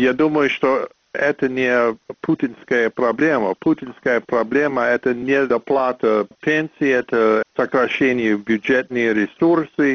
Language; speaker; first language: Russian; non-native, fluent; English